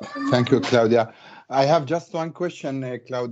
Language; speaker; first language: English; non-native, learner; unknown